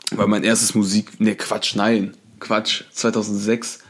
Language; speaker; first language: German; native; German